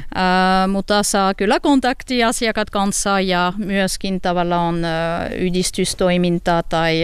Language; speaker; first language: Finnish; non-native, learner; French